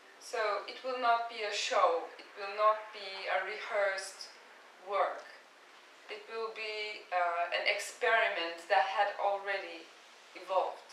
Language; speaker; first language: English; non-native, fluent; Turkish